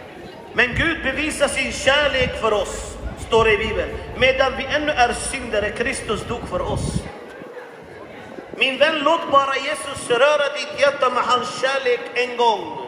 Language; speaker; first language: Swedish; non-native, fluent; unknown